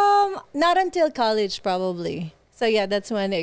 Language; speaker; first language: English; non-native, local second language; Hiligaynon